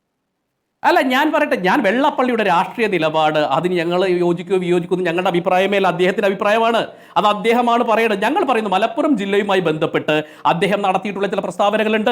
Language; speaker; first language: Malayalam; native; Malayalam